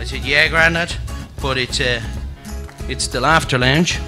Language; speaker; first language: English; native; English